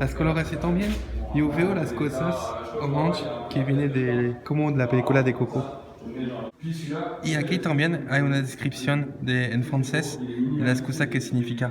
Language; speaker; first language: Spanish; non-native, learner; French